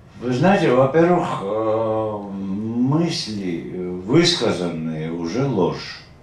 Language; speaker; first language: Russian; non-native, local second language; Georgian